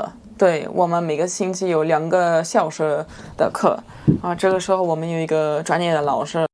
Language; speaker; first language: Chinese; non-native, fluent; German